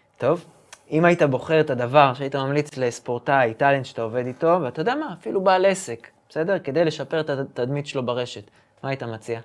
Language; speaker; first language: Hebrew; native; Hebrew